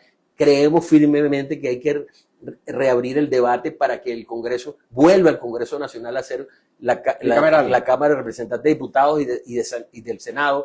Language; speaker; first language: Spanish; native; Spanish